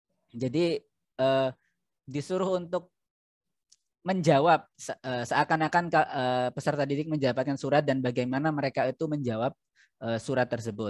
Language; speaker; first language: Indonesian; native; Indonesian